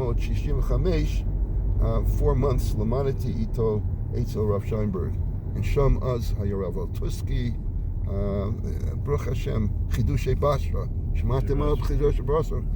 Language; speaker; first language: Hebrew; non-native, fluent; English